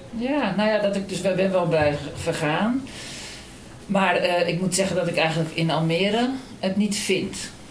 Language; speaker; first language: Dutch; native; Dutch